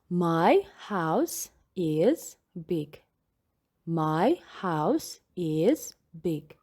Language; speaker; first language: English; non-native, fluent; Amharic